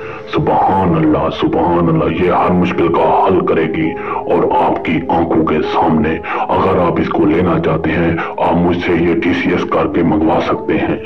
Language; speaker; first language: Urdu; native; Urdu